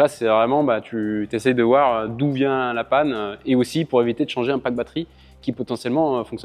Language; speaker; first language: French; native; French